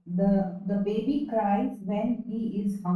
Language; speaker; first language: English; non-native, learner; Hindi